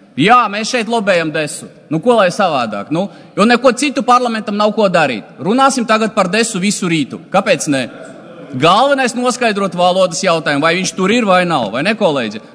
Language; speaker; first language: Latvian; non-native, local second language; Russian